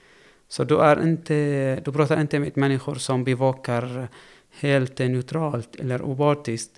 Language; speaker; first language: Swedish; non-native, fluent; Arabic